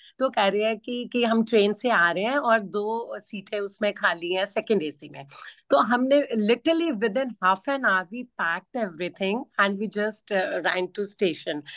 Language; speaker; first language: Hindi; native; Hindi